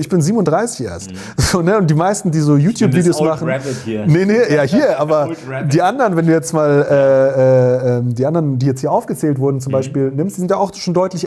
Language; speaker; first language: German; native; German